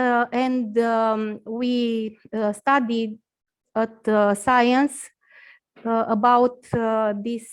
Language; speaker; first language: English; non-native, learner; Romanian